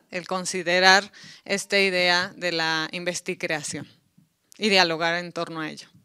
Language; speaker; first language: Spanish; native; Spanish